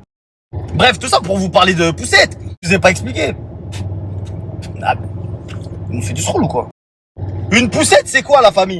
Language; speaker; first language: French; native; French